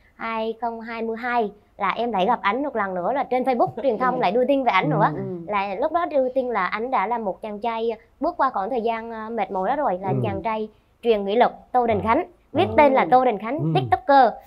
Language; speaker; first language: Vietnamese; native; Vietnamese